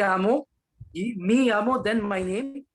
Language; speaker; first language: Spanish; non-native, learner; Hindi